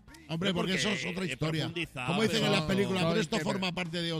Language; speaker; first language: Spanish; native; Spanish